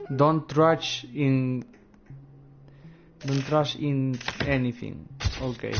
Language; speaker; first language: English; non-native, learner; Romanian